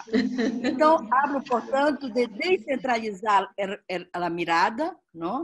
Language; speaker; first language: Spanish; non-native, learner; Portuguese